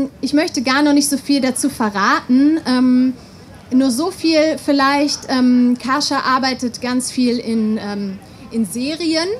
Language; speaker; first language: German; native; German